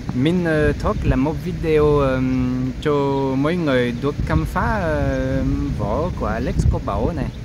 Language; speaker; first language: Vietnamese; non-native, learner; French